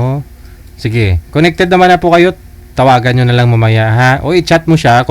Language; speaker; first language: Filipino; native; Filipino